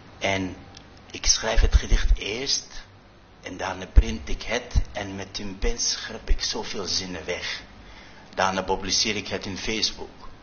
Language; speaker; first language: Dutch; non-native, fluent; Arabic